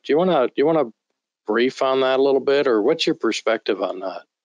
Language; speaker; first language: English; native; English